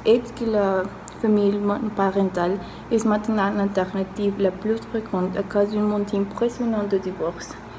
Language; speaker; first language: French; non-native, learner; Spanish